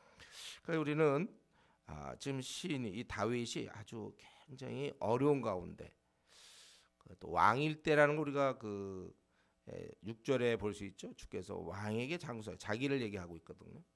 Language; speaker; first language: Korean; native; Korean